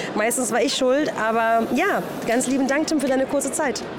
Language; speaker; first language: German; native; German